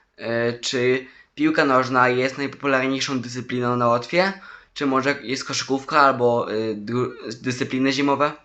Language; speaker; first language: Polish; native; Polish